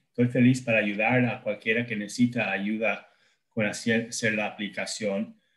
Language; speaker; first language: Spanish; non-native, fluent; English